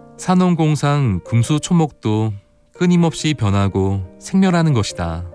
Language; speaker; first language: Korean; native; Korean